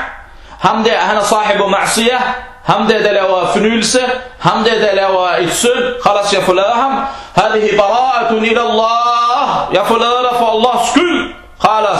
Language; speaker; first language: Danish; early bilingual, other home language; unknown